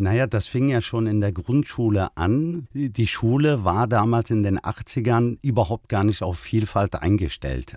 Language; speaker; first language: German; early bilingual, other home language; Turkish